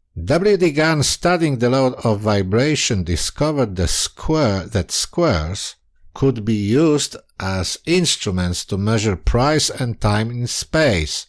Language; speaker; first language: English; non-native, fluent; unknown